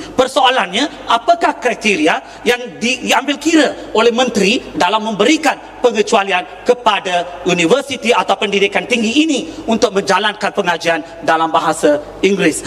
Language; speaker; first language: Malay; non-native, local second language; Tamil